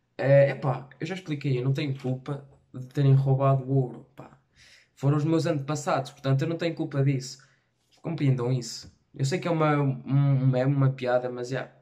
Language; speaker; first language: Portuguese; native; Portuguese